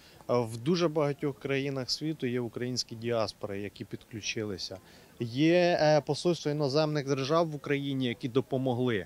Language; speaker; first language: Ukrainian; native; Ukrainian